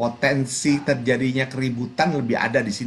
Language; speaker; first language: Indonesian; native; Indonesian